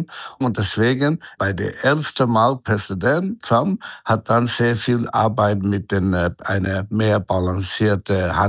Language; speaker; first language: German; non-native, fluent; Chinese